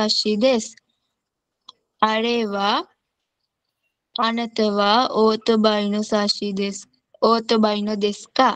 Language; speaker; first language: Japanese; non-native, learner; Sinhala